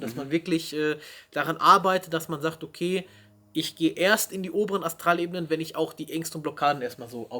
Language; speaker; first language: German; native; German